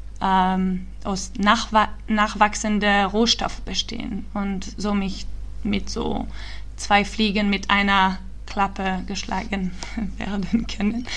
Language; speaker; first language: German; early bilingual, heritage; German